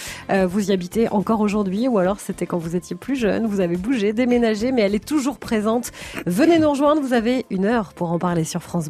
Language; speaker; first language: French; native; French